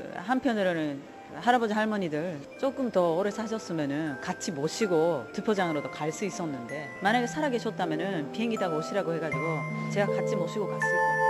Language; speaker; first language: Korean; early bilingual, heritage; Korean